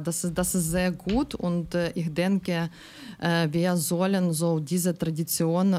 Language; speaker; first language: German; non-native, learner; Ukrainian